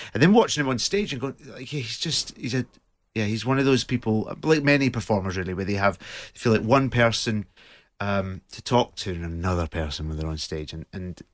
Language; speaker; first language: English; native; English